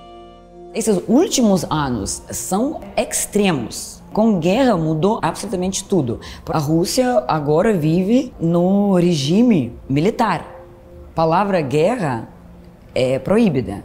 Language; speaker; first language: Portuguese; non-native, learner; Russian